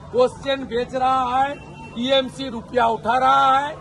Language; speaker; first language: Hindi; non-native, local second language; Bangla